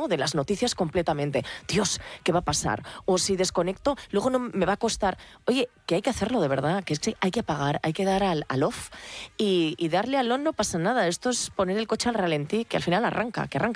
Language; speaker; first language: Spanish; native; Spanish